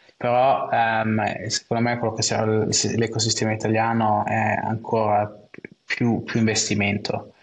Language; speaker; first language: Italian; non-native, local second language; German